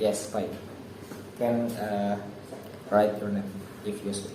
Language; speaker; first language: English; non-native, learner; Indonesian